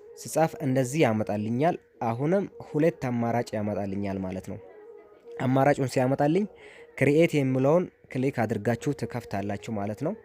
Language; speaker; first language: Amharic; non-native, local second language; Oromo